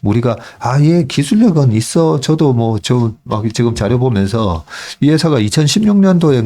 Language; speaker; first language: Korean; native; Korean